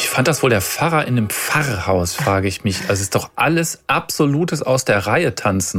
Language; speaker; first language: German; native; German